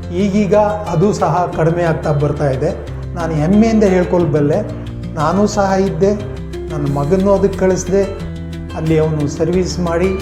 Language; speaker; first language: Kannada; non-native, local second language; Kodava